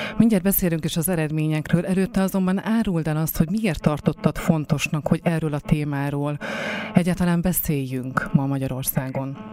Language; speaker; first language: Hungarian; native; Hungarian